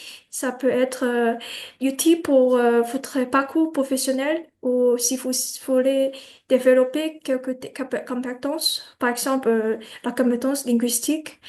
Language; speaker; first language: French; non-native, learner; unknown